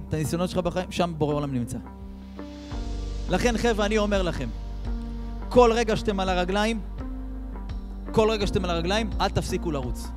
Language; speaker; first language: Hebrew; native; Hebrew